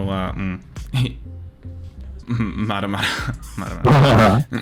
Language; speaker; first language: Japanese; non-native, learner; English